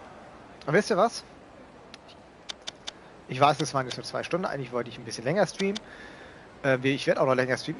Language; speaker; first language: German; native; German